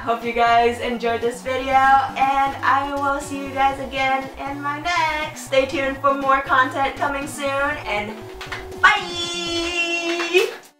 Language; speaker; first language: English; non-native, local second language; Chinese